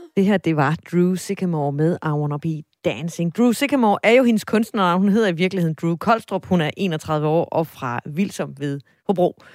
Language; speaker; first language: Danish; native; Danish